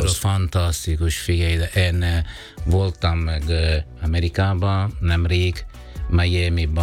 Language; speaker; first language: Hungarian; non-native, fluent; Italian